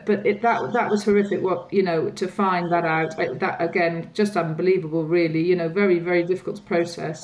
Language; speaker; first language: English; native; English